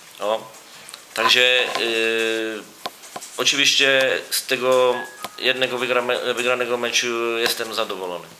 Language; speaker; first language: Polish; non-native, learner; Czech